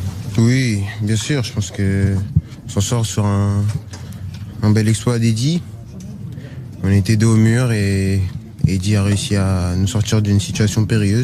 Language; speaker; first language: French; native; French